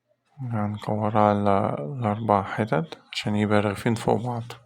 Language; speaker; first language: Arabic; native; Arabic